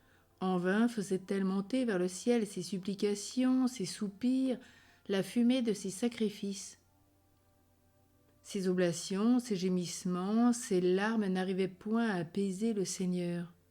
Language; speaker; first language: French; native; French